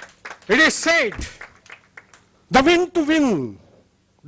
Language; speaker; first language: English; non-native, local second language; Kannada